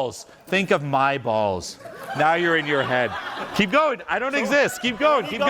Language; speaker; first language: English; non-native, fluent; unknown